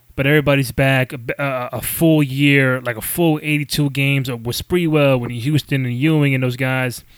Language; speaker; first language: English; native; English